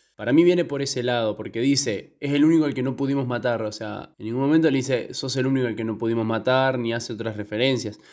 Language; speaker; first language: Spanish; native; Spanish